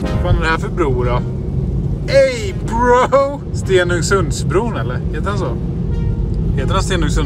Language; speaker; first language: Swedish; native; Swedish